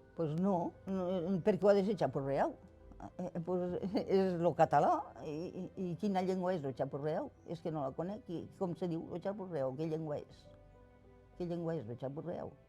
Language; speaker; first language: Catalan; native; Catalan